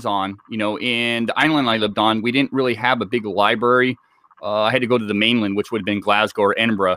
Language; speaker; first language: English; native; English